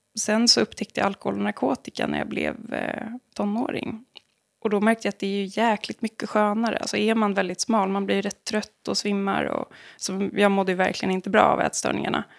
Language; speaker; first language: Swedish; native; Swedish